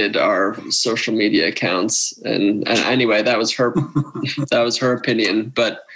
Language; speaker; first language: English; native; English